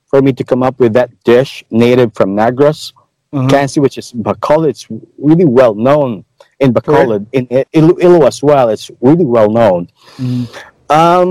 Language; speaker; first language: English; non-native, local second language; Hiligaynon